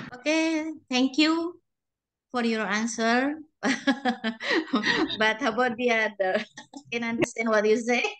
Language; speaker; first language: English; non-native, learner; Indonesian